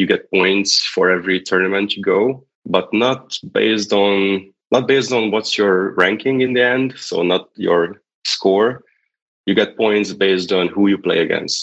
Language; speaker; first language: English; non-native, fluent; Hungarian